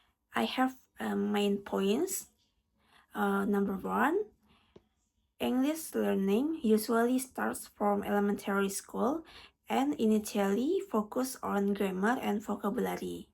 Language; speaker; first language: English; non-native, learner; Indonesian